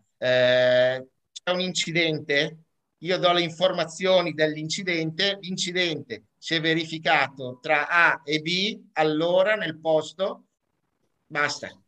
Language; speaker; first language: Italian; native; Italian